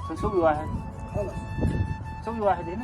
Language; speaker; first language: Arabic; non-native, learner; Bangla